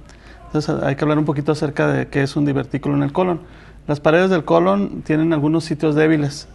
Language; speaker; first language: Spanish; native; Spanish